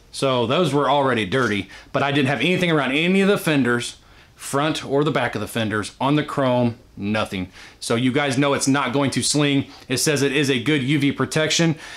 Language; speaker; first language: English; native; English